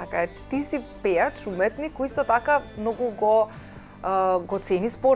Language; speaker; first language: Macedonian; native; Macedonian